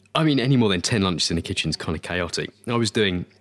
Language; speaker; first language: English; native; English